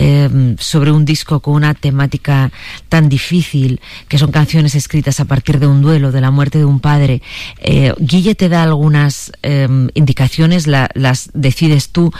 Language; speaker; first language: Spanish; native; Spanish